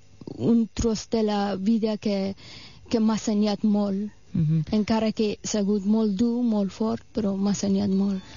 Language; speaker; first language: Catalan; non-native, fluent; Persian